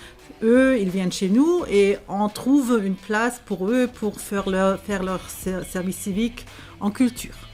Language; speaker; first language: French; non-native, fluent; German